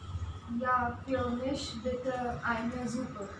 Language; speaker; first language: German; non-native, learner; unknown